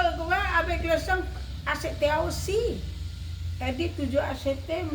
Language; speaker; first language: French; non-native, learner; Indonesian